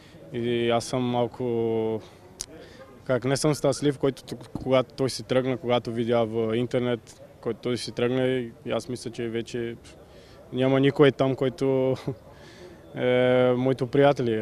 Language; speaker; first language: Bulgarian; non-native, learner; Portuguese